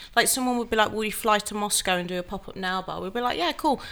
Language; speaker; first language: English; native; English